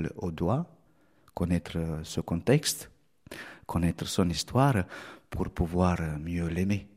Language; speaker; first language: French; non-native, fluent; Romanian